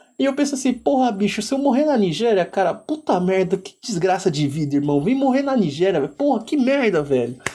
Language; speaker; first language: Portuguese; early bilingual, other home language; Igbo